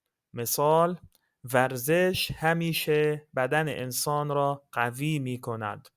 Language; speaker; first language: Persian; non-native, fluent; Arabic